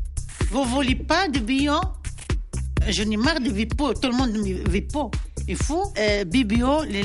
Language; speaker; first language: French; non-native, learner; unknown